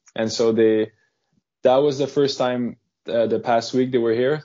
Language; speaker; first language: English; non-native, fluent; French